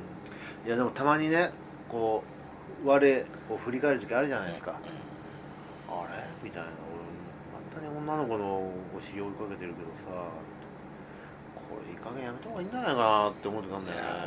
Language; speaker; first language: Japanese; native; Japanese